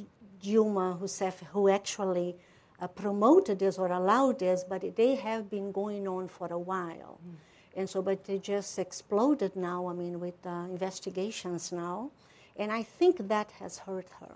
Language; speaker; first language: English; non-native, fluent; Portuguese